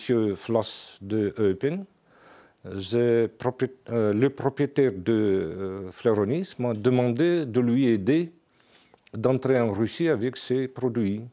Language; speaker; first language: French; non-native, fluent; Russian